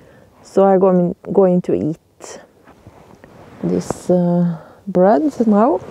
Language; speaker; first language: English; non-native, learner; Norwegian